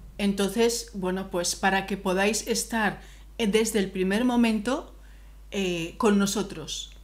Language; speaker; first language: Spanish; native; Spanish